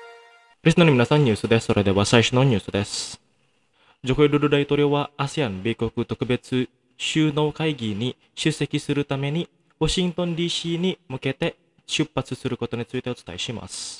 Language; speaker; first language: Japanese; non-native, fluent; Indonesian